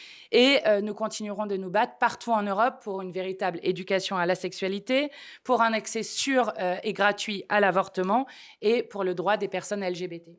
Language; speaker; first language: French; native; French